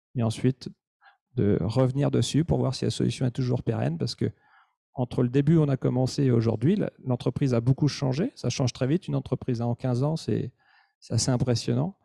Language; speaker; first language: French; native; French